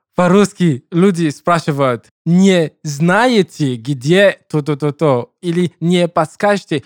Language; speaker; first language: Russian; non-native, learner; English